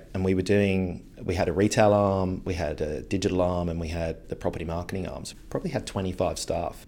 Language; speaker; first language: English; native; English